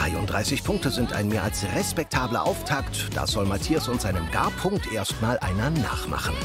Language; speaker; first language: German; native; German